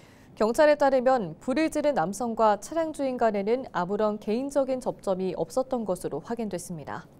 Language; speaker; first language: Korean; native; Korean